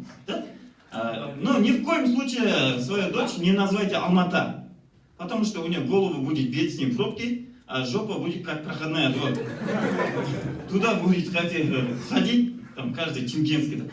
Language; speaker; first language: Russian; non-native, local second language; Kazakh